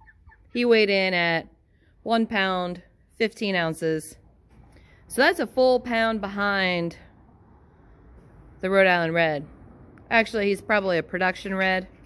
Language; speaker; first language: English; native; English